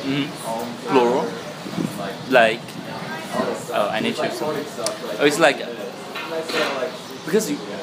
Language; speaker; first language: English; non-native, fluent; Chinese